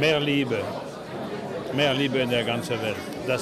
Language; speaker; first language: German; non-native, fluent; French